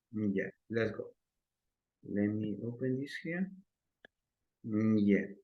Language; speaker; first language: English; non-native, learner; Spanish